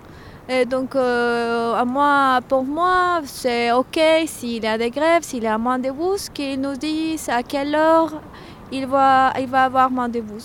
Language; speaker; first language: French; non-native, learner; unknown